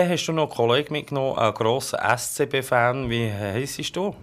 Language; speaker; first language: German; native; German